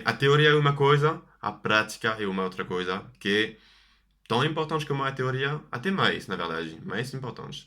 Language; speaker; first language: Portuguese; non-native, fluent; French